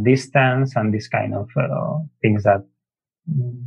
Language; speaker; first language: English; non-native, fluent; Spanish